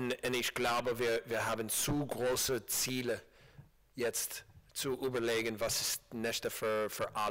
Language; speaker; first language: German; non-native, learner; English